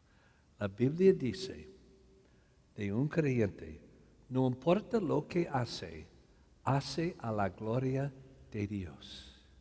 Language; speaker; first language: Spanish; non-native, learner; English